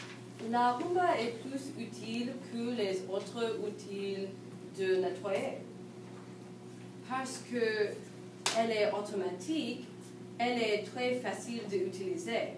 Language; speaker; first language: French; non-native, learner; English